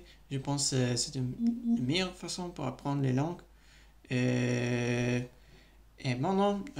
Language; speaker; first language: French; non-native, learner; English